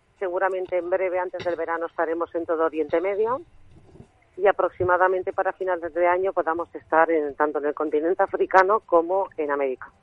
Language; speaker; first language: Spanish; native; Spanish